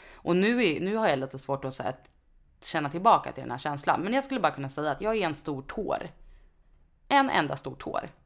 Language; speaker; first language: Swedish; native; Swedish